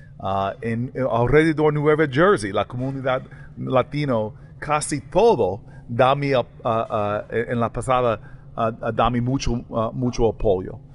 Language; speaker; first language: Spanish; non-native, learner; English